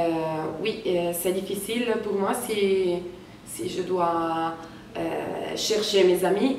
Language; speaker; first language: French; non-native, fluent; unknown